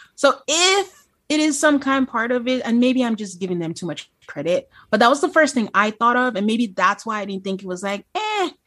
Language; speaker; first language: English; non-native, local second language; Yoruba